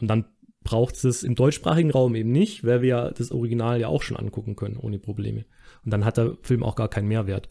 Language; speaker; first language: German; native; German